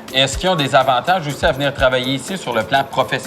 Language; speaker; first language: French; native; French